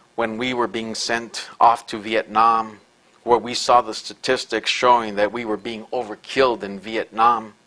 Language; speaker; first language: English; early bilingual, other home language; Spanish